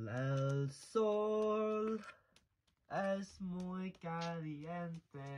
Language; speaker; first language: Spanish; non-native, learner; English